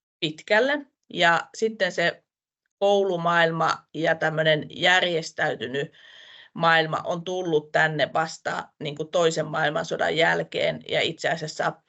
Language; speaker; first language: Finnish; non-native, local second language; Northern Sami